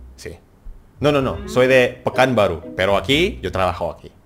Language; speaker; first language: Spanish; non-native, learner; Indonesian